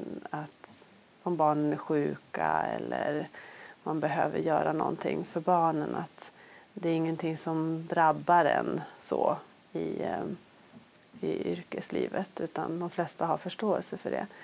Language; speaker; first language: Swedish; native; Swedish